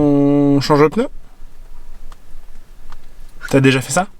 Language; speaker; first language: French; native; French